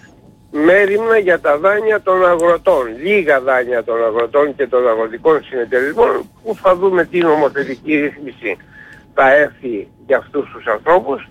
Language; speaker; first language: Greek; native; Greek